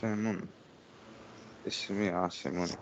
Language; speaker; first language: Arabic; non-native, learner; Urdu